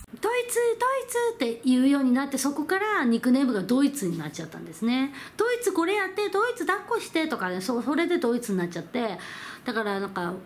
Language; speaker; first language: Japanese; non-native, fluent; Korean